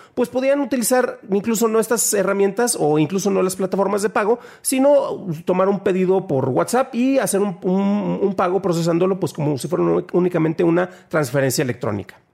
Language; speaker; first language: Spanish; native; Spanish